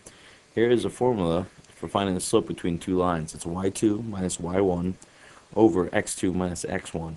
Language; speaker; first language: English; native; English